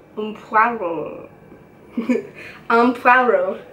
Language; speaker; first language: French; non-native, learner; English